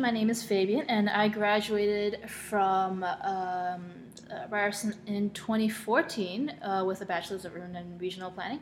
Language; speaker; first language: English; non-native, local second language; Cantonese